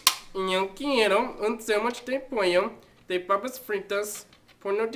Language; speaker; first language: Spanish; non-native, learner; English